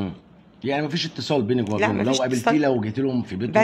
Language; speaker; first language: Arabic; native; Arabic